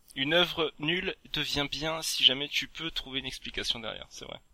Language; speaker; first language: French; native; French